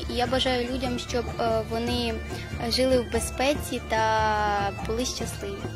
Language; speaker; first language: Ukrainian; early bilingual, other home language; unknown